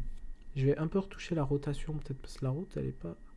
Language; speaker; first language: French; native; French